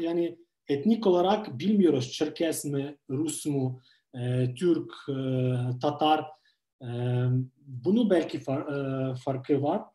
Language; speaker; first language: Turkish; non-native, fluent; Ukrainian